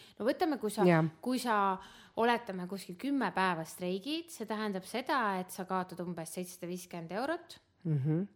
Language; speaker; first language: Estonian; native; Estonian